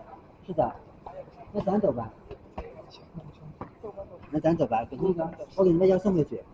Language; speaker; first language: Chinese; native; Chinese